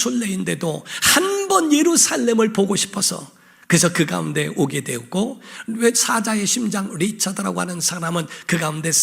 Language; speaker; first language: Korean; native; Korean